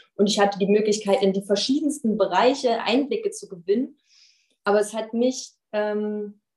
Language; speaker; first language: German; native; German